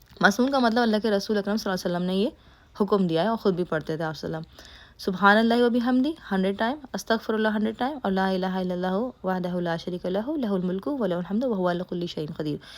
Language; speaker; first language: Urdu; native; Urdu